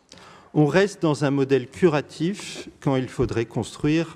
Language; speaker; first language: French; native; French